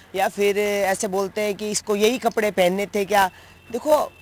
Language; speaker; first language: Hindi; native; Hindi